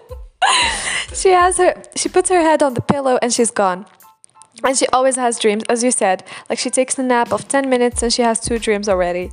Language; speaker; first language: English; non-native, fluent; Arabic